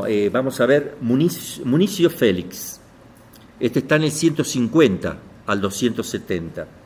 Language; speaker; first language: Spanish; native; Spanish